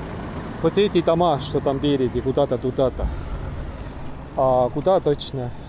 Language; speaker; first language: Russian; non-native, local second language; Estonian